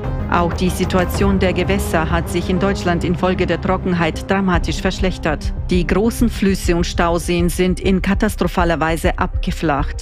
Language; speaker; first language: German; native; German